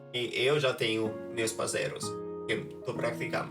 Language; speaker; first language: Portuguese; non-native, fluent; Norwegian